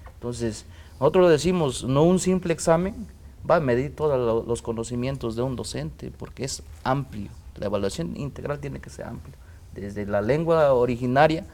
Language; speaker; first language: Spanish; non-native, local second language; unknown